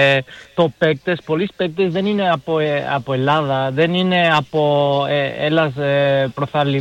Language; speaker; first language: Greek; non-native, learner; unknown